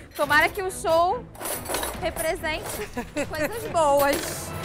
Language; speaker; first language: Portuguese; native; Portuguese